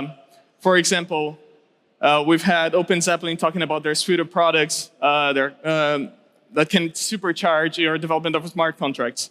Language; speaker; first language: English; non-native, local second language; Portuguese